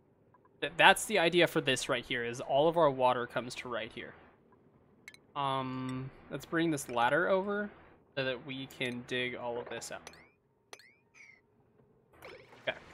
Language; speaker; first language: English; native; English